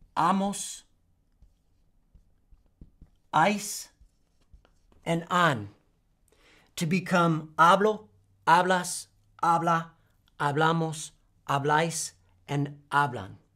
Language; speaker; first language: Spanish; non-native, fluent; English